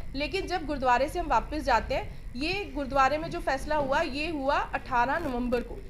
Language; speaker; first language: Hindi; non-native, local second language; Punjabi